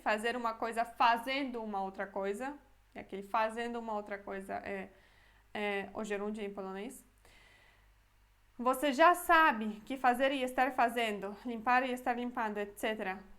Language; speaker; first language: Portuguese; non-native, fluent; Polish